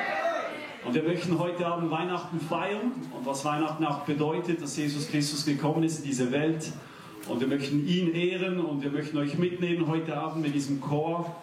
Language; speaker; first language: German; native; German